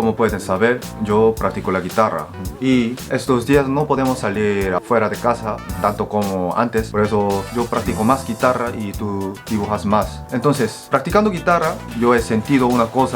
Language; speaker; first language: Spanish; non-native, fluent; Korean